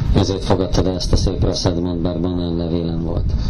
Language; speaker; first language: Hungarian; native; Hungarian